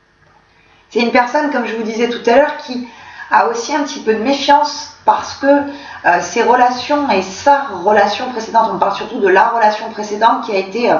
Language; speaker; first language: French; native; French